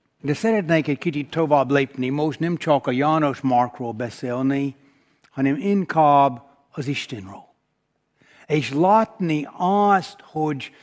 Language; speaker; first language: Hungarian; non-native, fluent; English